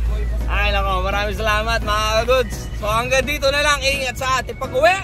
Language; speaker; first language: Filipino; native; Filipino